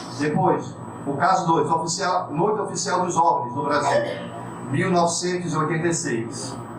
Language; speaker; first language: Portuguese; native; Portuguese